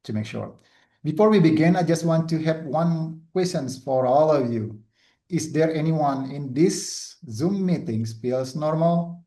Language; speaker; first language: English; non-native, learner; Indonesian